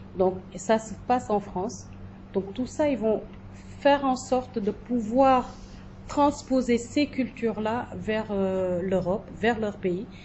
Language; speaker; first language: French; non-native, local second language; Jola-Fonyi